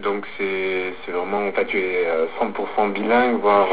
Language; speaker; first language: French; native; French